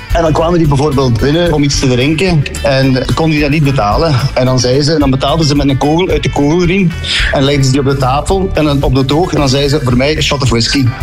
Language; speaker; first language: Dutch; native; Dutch